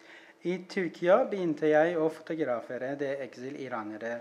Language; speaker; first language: Norwegian; non-native, learner; Persian